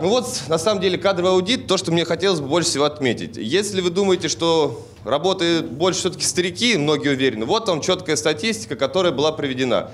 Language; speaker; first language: Russian; native; Russian